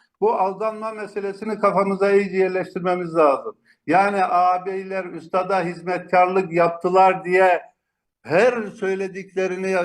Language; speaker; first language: Turkish; native; Turkish